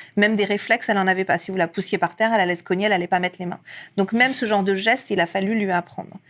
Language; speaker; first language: French; early bilingual, other home language; Persian